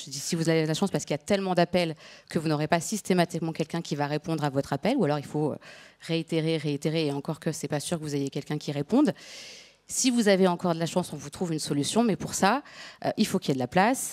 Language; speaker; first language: French; native; French